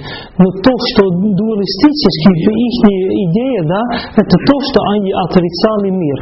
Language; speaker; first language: Russian; non-native, fluent; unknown